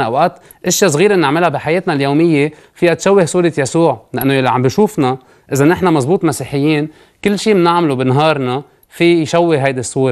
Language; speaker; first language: Arabic; native; Arabic